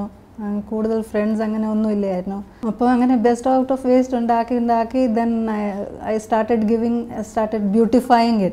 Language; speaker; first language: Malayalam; early bilingual, heritage; Malayalam